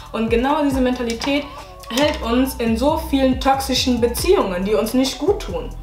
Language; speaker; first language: German; native; German